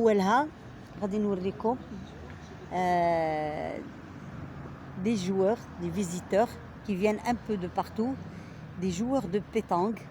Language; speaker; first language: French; non-native, local second language; Arabic